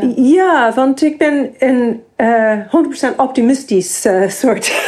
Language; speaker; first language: Dutch; non-native, fluent; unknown